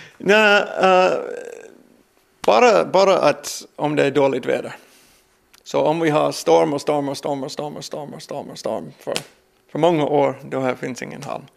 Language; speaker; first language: Swedish; non-native, learner; English